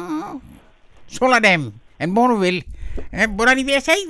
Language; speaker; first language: French; non-native, local second language; Morisyen